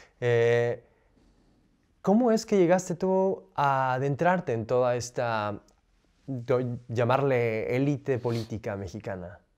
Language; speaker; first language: Spanish; native; Spanish